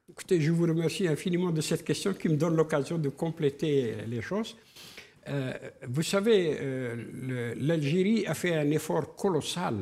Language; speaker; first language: French; non-native, local second language; Arabic